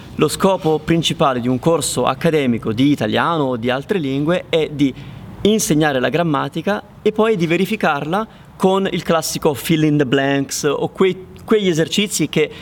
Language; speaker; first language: Italian; native; Italian